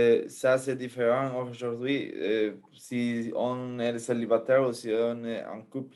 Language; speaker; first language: French; non-native, fluent; Spanish